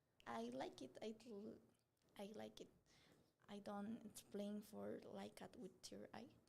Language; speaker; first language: English; non-native, learner; Spanish